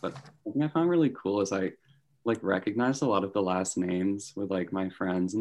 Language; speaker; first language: English; native; English